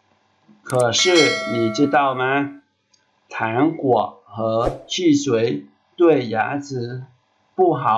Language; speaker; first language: Chinese; non-native, fluent; Khmer